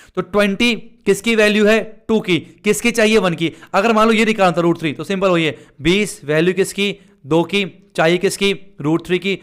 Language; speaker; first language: Hindi; native; Hindi